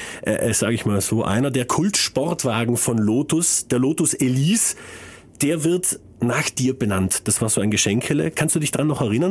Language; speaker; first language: German; native; German